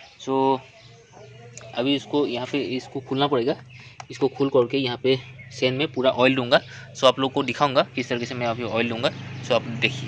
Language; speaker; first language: Hindi; non-native, local second language; Assamese